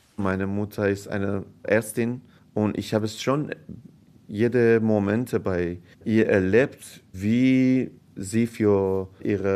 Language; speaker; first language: German; non-native, fluent; Persian